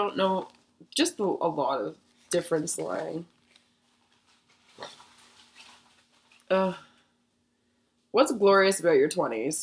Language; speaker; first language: English; native; English